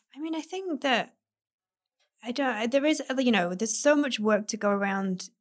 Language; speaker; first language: English; native; English